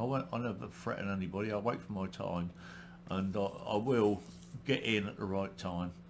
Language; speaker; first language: English; native; English